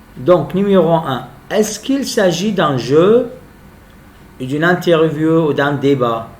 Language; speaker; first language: French; non-native, local second language; Arabic